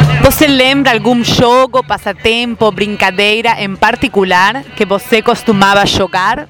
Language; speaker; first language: Portuguese; non-native, fluent; Spanish